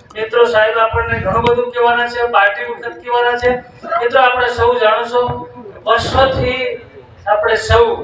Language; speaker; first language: Gujarati; native; Gujarati